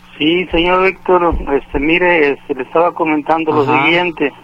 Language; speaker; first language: Spanish; native; Spanish